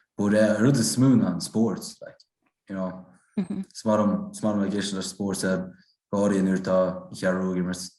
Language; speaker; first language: Irish; native; Irish